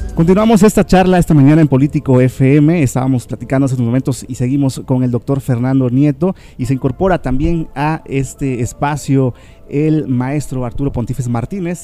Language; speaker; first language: Spanish; native; Spanish